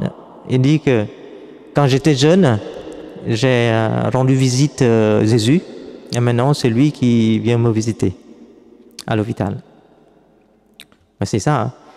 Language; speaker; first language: French; non-native, fluent; Vietnamese